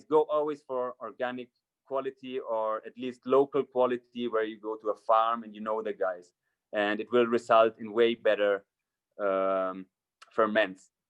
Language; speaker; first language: English; non-native, fluent; German